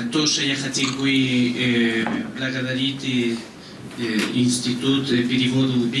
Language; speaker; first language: Russian; non-native, fluent; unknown